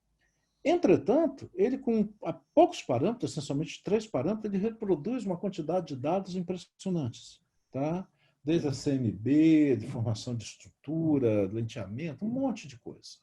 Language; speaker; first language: Portuguese; native; Portuguese